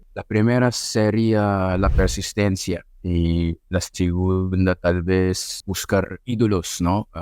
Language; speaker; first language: Spanish; non-native, fluent; Filipino